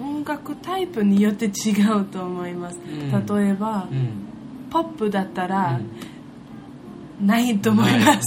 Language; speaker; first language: Japanese; non-native, learner; German